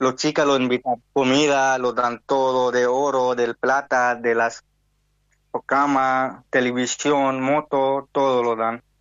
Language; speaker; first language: Spanish; non-native, learner; Hindi